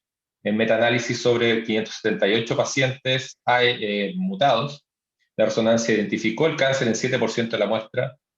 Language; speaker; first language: Spanish; native; Spanish